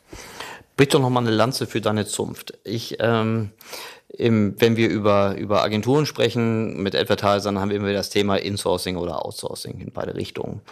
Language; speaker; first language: German; native; German